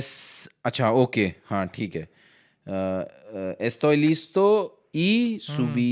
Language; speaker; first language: Spanish; non-native, learner; Hindi